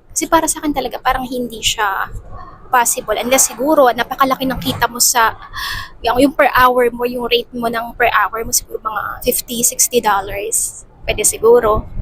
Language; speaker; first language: Filipino; native; Filipino